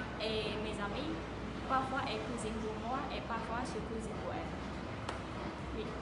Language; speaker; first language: French; non-native, learner; Khmer